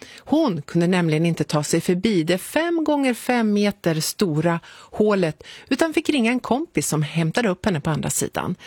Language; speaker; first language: Swedish; native; Swedish